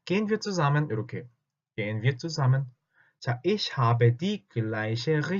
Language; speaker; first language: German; non-native, fluent; Korean